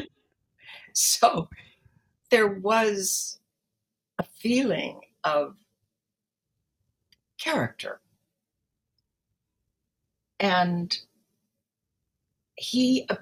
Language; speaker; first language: English; native; English